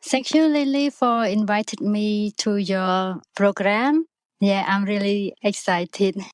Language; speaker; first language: English; non-native, learner; Khmer